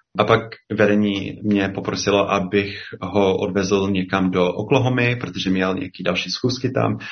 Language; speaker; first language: Czech; non-native, fluent; English